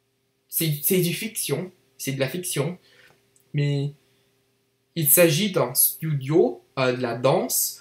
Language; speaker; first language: French; non-native, learner; English